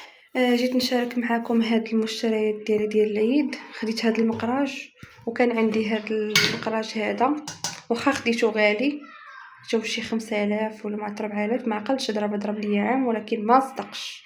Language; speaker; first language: Arabic; native; Arabic